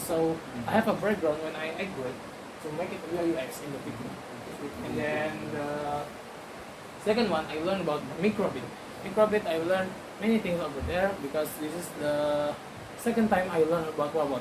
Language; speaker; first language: English; non-native, learner; Indonesian